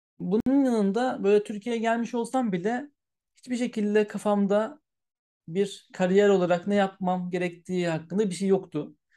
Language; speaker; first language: Turkish; early bilingual, heritage; Turkish